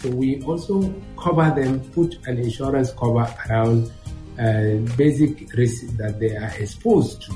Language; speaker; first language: English; non-native, local second language; Hausa